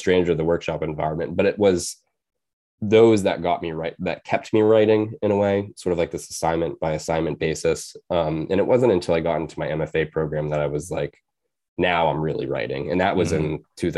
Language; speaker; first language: English; native; English